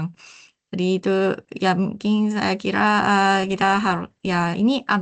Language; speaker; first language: Indonesian; non-native, learner; Japanese